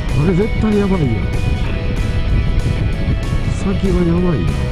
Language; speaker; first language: Japanese; native; Japanese